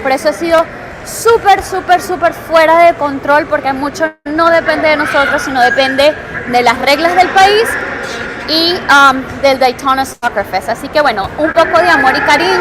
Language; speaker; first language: Spanish; native; Spanish